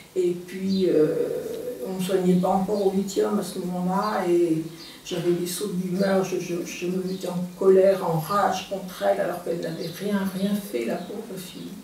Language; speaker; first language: French; native; French